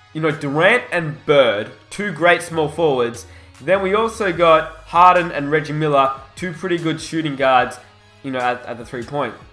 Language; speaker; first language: English; native; English